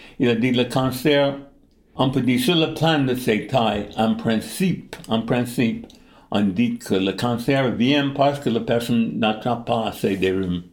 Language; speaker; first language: French; non-native, fluent; English